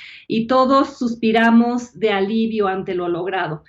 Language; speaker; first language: Spanish; native; Spanish